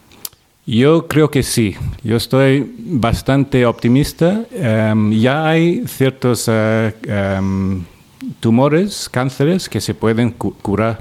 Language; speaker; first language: Spanish; non-native, fluent; English